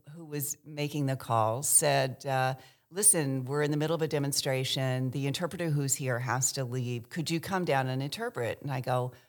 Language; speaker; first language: English; early bilingual, other home language; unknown